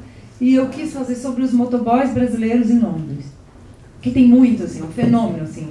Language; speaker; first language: Portuguese; native; Portuguese